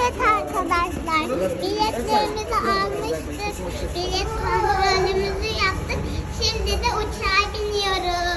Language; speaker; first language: Turkish; early bilingual, heritage; Turkish